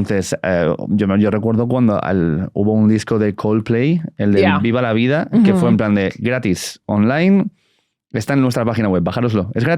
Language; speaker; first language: Spanish; native; Spanish